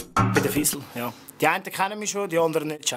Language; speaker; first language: German; native; German